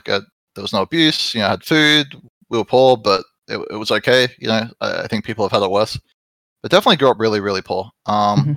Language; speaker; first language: English; native; English